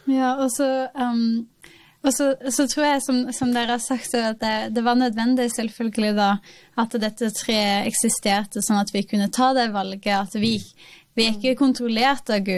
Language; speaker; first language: Norwegian; native; Norwegian